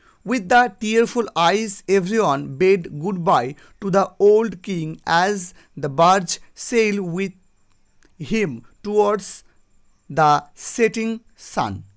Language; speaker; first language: English; non-native, local second language; Bangla